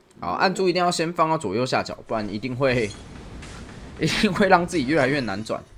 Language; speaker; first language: Chinese; native; Chinese